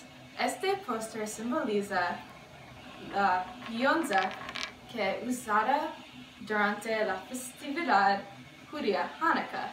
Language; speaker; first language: Spanish; non-native, learner; English